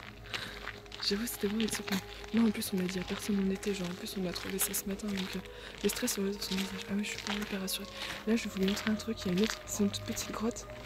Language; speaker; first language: French; native; French